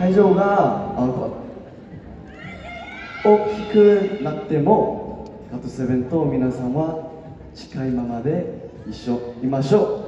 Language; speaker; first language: Japanese; non-native, learner; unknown